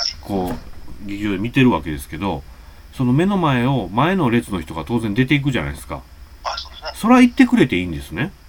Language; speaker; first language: Japanese; native; Japanese